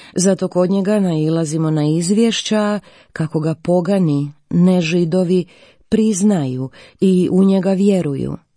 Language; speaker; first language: Croatian; native; Croatian